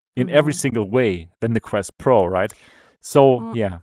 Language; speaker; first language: English; non-native, fluent; German